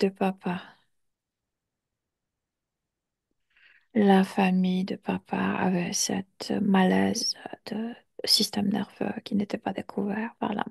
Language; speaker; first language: French; non-native, fluent; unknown